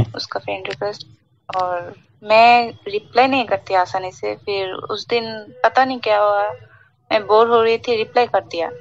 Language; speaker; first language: Hindi; non-native, learner; Bangla